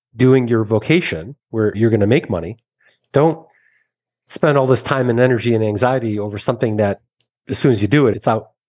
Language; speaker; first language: English; native; English